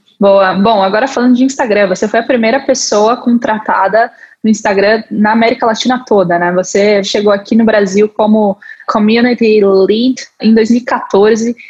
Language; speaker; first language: Portuguese; native; Portuguese